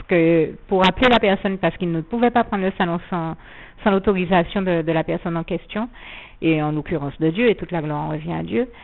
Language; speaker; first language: French; native; French